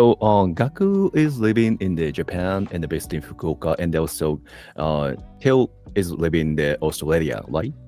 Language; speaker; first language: English; non-native, learner; Japanese